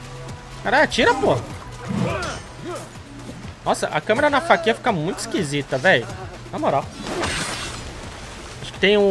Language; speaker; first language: Portuguese; native; Portuguese